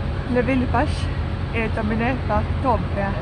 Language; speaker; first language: French; non-native, learner; Estonian